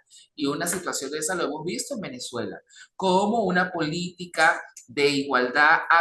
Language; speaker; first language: Spanish; native; Spanish